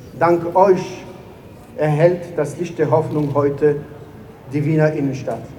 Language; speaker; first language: German; non-native, fluent; Hebrew